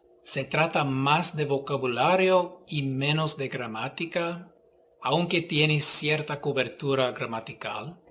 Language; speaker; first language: Spanish; non-native, fluent; English